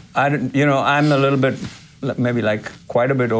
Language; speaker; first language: English; non-native, local second language; Hindi